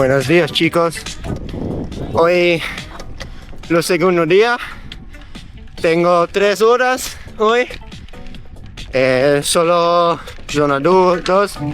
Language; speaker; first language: Spanish; non-native, learner; Dutch